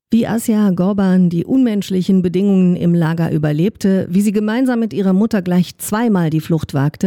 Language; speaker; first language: German; native; German